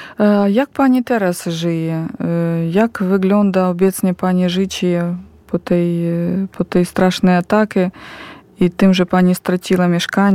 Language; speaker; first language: Polish; non-native, fluent; Ukrainian